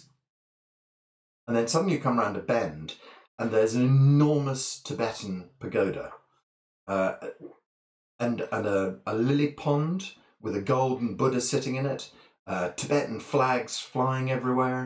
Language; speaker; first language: English; native; English